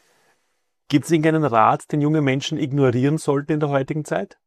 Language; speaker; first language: German; native; German